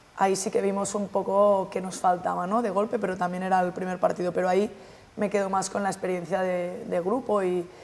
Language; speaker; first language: Spanish; native; Spanish